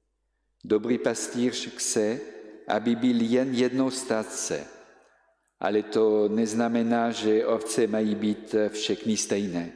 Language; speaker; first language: Czech; non-native, fluent; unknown